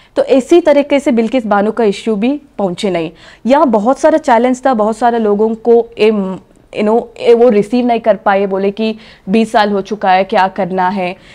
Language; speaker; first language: Hindi; non-native, local second language; Kannada